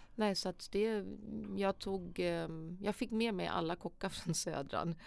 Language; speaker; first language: Swedish; non-native, fluent; German